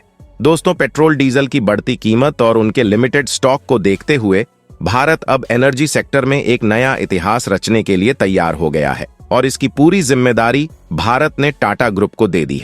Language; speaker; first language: Hindi; native; Hindi